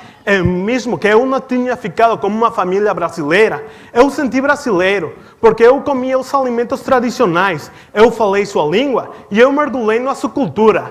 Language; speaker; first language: Portuguese; non-native, learner; Spanish